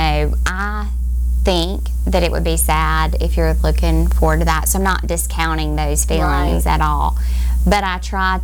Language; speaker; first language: English; native; English